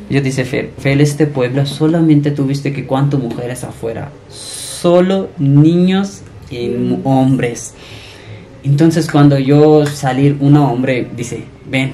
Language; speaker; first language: Spanish; non-native, learner; Punjabi